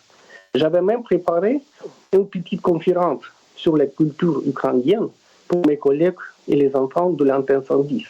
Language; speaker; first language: French; non-native, fluent; Russian